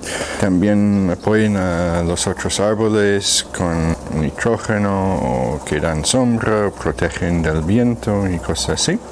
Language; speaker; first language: Spanish; non-native, fluent; English